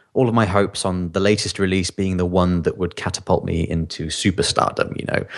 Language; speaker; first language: English; native; English